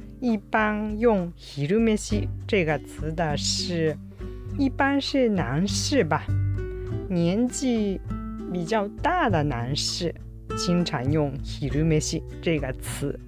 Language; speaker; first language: Chinese; non-native, fluent; Japanese